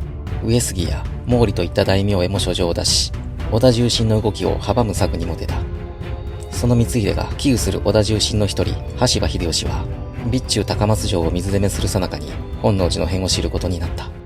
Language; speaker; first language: Japanese; native; Japanese